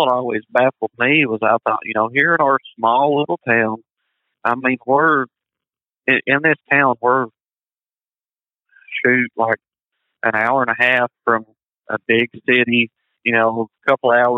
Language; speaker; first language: English; native; English